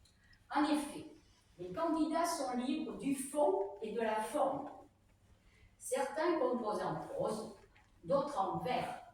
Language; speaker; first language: French; native; French